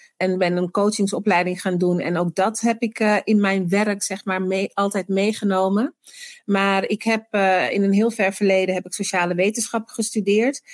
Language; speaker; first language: Dutch; early bilingual, other home language; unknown